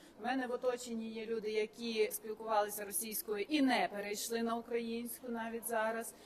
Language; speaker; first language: Ukrainian; non-native, local second language; Russian